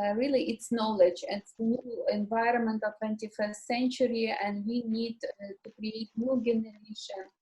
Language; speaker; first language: English; non-native, learner; Ukrainian